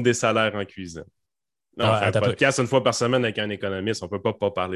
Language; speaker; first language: French; native; French